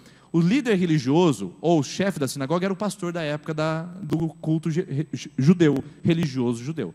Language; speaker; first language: Portuguese; native; Portuguese